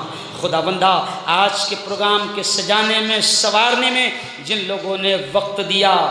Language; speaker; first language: Urdu; native; Urdu